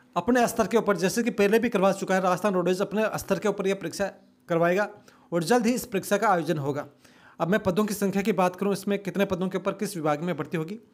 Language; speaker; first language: Hindi; native; Hindi